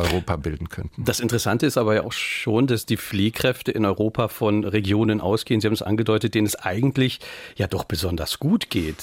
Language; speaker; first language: German; native; German